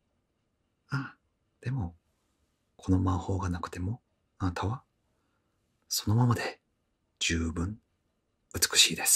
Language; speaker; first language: Japanese; non-native, fluent; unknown